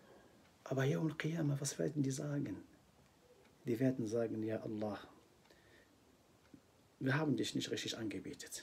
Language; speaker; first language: German; non-native, fluent; Arabic